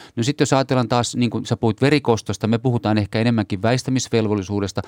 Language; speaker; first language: Finnish; native; Finnish